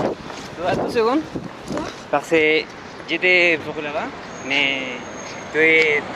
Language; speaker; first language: French; non-native, learner; Spanish